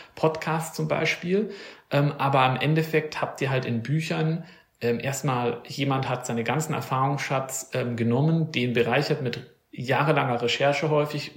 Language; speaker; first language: German; native; German